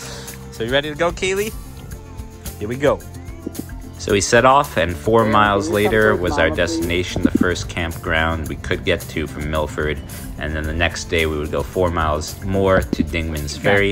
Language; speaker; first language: English; native; English